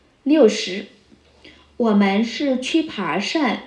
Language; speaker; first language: Chinese; non-native, fluent; Vietnamese